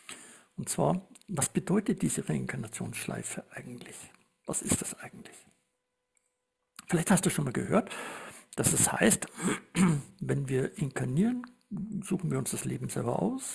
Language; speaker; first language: German; native; German